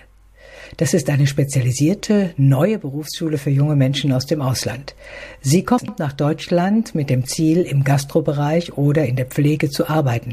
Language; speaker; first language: German; native; German